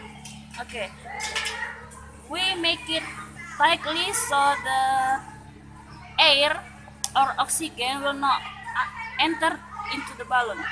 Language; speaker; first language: English; non-native, learner; Indonesian